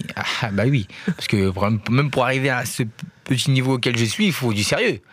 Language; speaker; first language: French; native; French